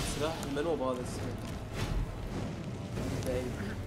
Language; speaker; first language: Arabic; native; Arabic